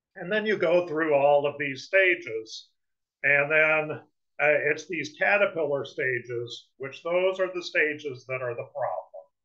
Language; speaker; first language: English; native; English